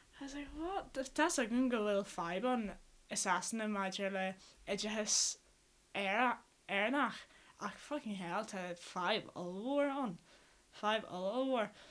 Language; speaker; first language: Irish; non-native, local second language; English